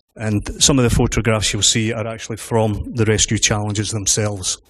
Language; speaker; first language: English; native; English